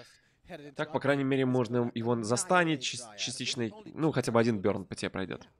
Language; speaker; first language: Russian; native; Russian